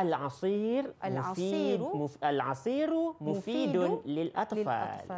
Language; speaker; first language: Arabic; non-native, fluent; Malay